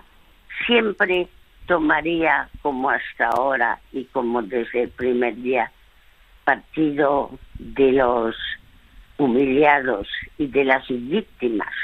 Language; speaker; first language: Spanish; early bilingual, other home language; French